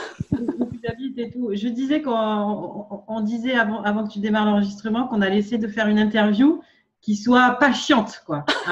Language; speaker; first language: French; native; French